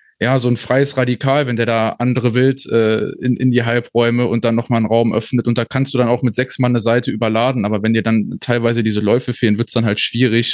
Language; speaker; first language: German; native; German